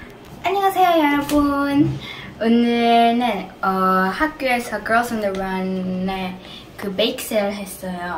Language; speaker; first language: Korean; early bilingual, heritage; English